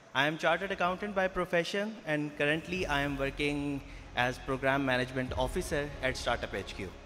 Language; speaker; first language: English; non-native, local second language; Urdu